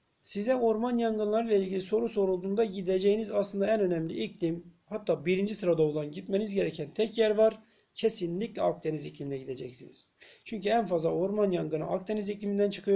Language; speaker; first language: Turkish; native; Turkish